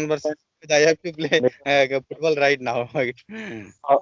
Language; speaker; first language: English; non-native, learner; Odia